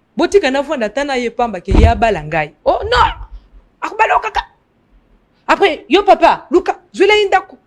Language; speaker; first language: Lingala; non-native, local second language; Luba-Lulua